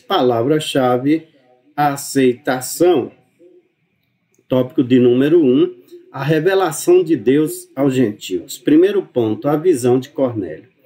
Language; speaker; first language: Portuguese; native; Portuguese